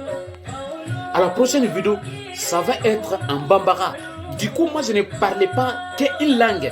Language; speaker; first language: French; non-native, local second language; Bambara